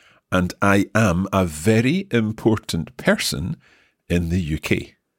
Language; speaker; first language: English; native; English